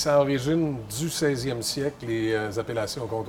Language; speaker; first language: French; native; French